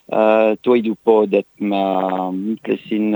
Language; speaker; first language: Estonian; non-native, learner; French